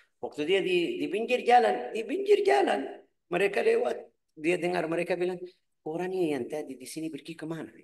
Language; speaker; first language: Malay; non-native, fluent; Arabic